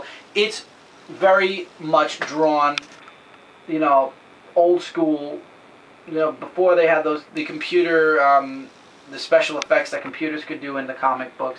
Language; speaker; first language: English; native; English